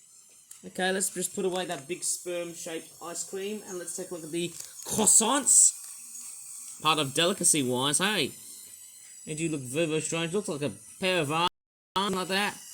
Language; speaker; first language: English; native; English